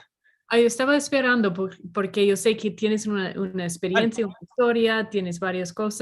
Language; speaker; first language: Spanish; non-native, learner; English